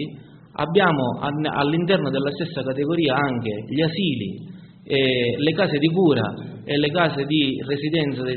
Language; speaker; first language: Italian; native; Italian